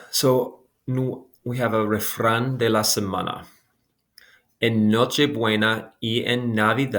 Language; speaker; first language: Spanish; non-native, fluent; English